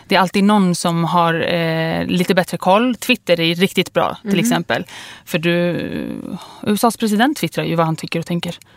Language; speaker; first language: Swedish; early bilingual, other home language; Kurdish